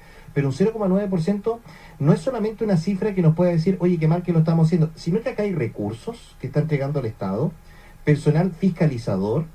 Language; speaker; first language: Spanish; native; Spanish